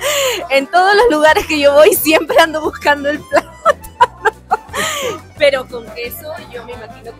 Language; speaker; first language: Spanish; native; Spanish